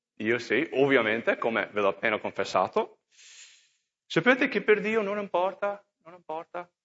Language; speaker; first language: Italian; non-native, fluent; English